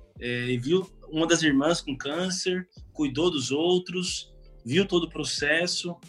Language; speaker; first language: Portuguese; native; Portuguese